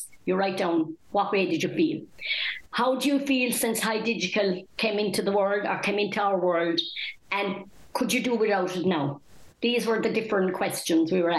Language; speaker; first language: English; native; English